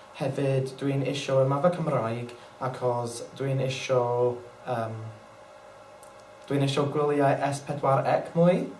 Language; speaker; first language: Welsh; non-native, learner; English